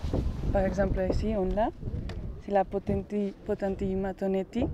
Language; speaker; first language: French; non-native, fluent; Spanish